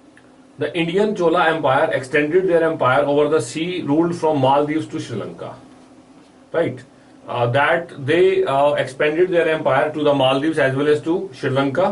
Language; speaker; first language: English; non-native, local second language; Hindi